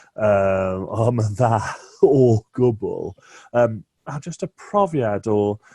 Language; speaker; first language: Welsh; non-native, local second language; English